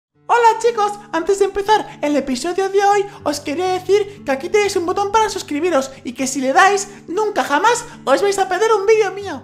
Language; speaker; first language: Spanish; native; Spanish